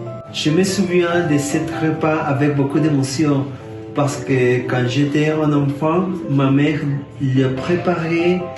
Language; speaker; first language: French; non-native, learner; Spanish